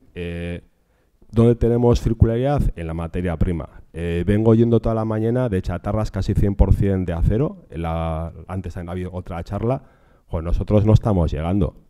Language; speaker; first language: Spanish; non-native, local second language; Basque